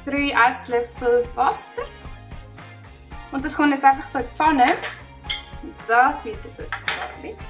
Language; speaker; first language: German; native; German